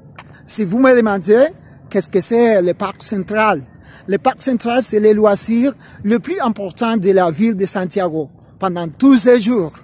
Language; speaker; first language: French; non-native, fluent; Spanish